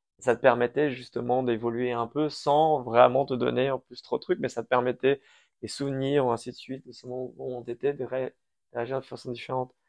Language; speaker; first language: French; early bilingual, other home language; Persian